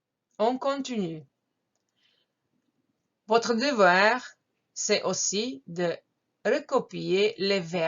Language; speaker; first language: French; non-native, fluent; Croatian